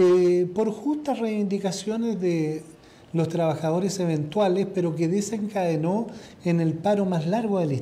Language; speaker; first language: Spanish; native; Spanish